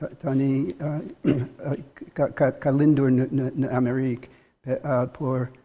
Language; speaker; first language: Albanian; non-native, learner; English